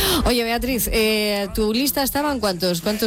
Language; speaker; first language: Spanish; native; Spanish